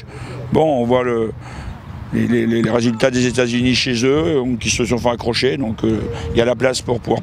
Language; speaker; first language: French; native; French